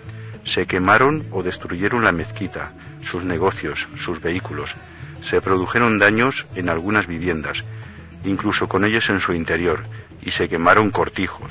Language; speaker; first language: Spanish; native; Spanish